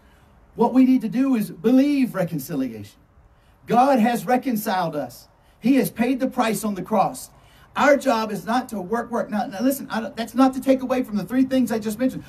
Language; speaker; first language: English; native; English